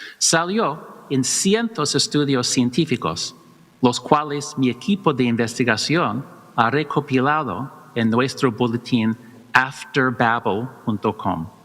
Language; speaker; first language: Spanish; non-native, learner; English